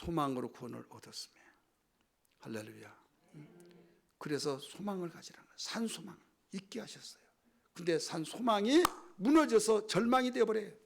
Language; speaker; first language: Korean; native; Korean